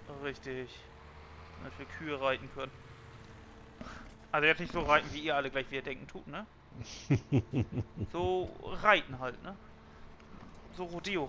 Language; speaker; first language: German; native; German